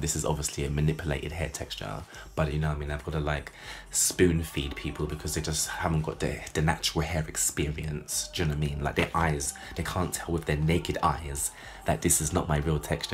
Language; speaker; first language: English; native; English